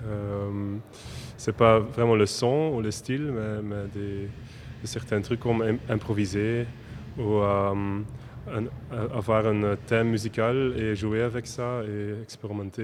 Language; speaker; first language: French; non-native, local second language; Dutch